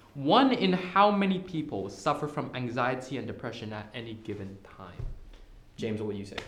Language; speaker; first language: English; non-native, local second language; Cantonese